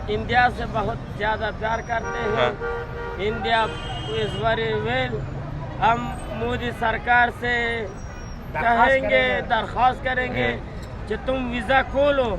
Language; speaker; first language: Hindi; non-native, learner; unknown